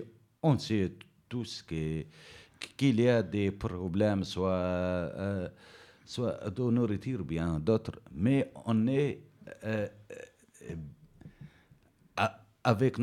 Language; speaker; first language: French; non-native, learner; Berber languages